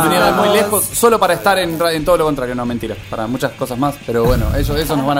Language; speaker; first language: Spanish; native; Spanish